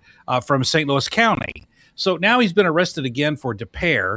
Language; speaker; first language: English; native; English